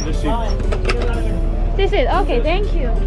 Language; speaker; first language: English; non-native, learner; Korean